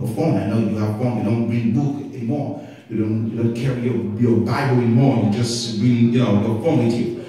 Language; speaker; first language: English; non-native, fluent; Haitian Creole